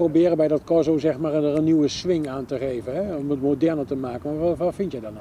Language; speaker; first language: Dutch; native; Dutch